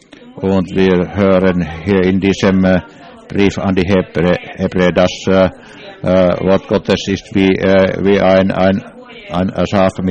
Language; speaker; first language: German; non-native, learner; English